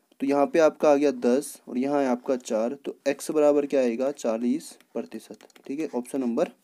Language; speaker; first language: Hindi; native; Hindi